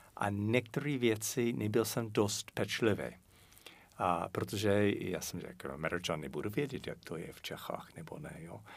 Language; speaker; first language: Czech; non-native, fluent; English